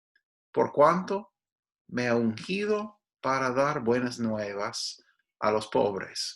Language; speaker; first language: Spanish; non-native, fluent; English